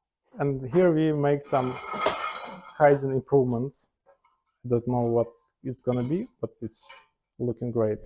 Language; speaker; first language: English; non-native, learner; Ukrainian